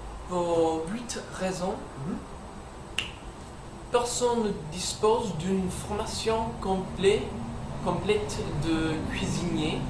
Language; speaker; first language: French; non-native, learner; English